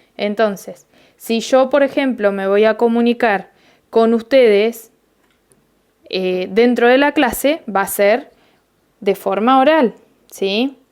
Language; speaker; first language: Spanish; native; Spanish